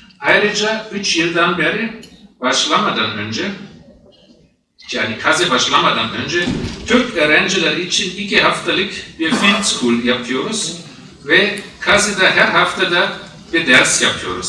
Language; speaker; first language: Turkish; non-native, fluent; German